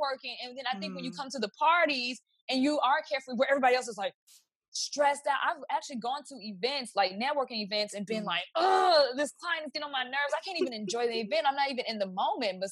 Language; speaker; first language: English; native; English